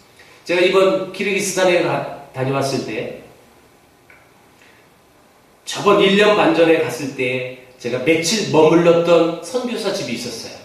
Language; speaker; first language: Korean; native; Korean